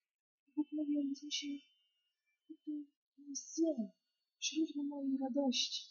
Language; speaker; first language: Polish; native; Polish